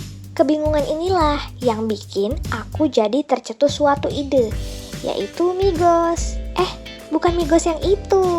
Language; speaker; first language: Indonesian; native; Indonesian